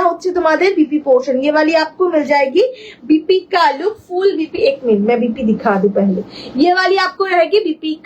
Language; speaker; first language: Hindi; non-native, local second language; Bangla